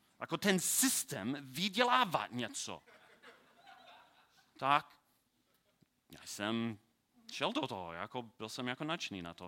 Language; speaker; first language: Czech; non-native, learner; English